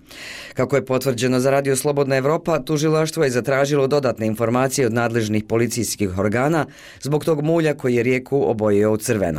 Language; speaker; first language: Serbian; native; Serbian